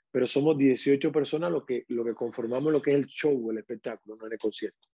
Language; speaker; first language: Spanish; native; Spanish